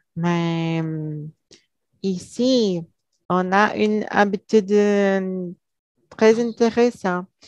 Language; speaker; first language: French; non-native, learner; Portuguese